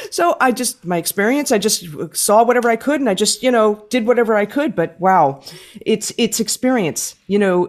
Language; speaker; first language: English; native; English